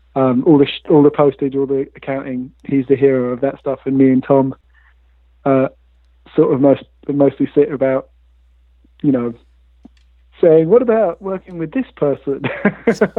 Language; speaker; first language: English; native; English